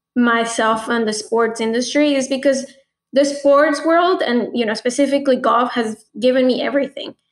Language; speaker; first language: English; non-native, fluent; Spanish